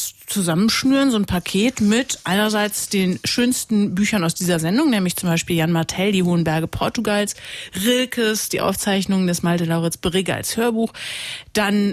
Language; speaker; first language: German; native; German